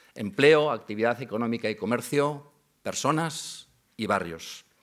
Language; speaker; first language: Spanish; native; Spanish